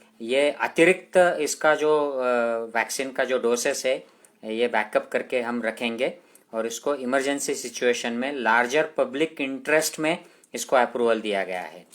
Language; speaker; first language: Hindi; non-native, local second language; Marathi